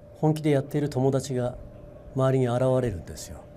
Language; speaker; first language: Japanese; native; Japanese